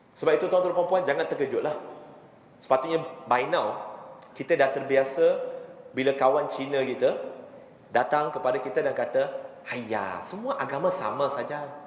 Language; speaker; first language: Malay; non-native, local second language; Chinese